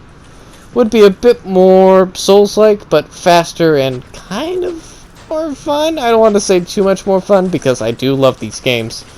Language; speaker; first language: English; native; English